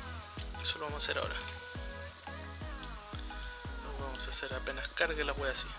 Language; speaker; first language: Spanish; native; Spanish